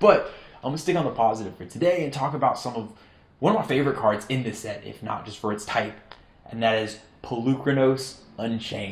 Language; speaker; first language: English; native; English